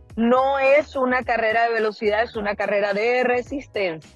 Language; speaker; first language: Spanish; native; Spanish